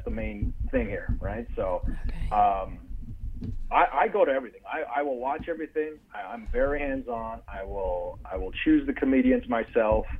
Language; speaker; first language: English; native; English